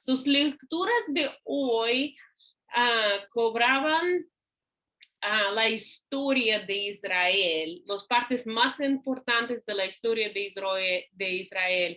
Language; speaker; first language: Spanish; non-native, fluent; English